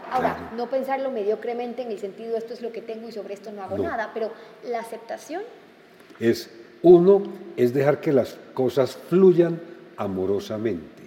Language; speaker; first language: Spanish; native; Spanish